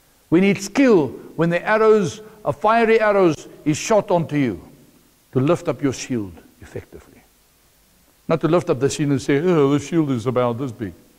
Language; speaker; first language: English; non-native, local second language; Afrikaans